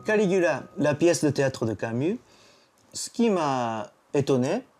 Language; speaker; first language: French; non-native, fluent; Japanese